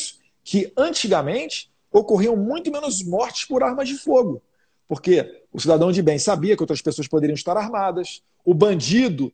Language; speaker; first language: Portuguese; native; Portuguese